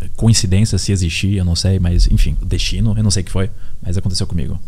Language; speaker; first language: Portuguese; early bilingual, heritage; Portuguese